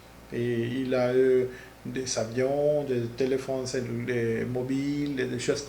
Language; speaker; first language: French; non-native, learner; Spanish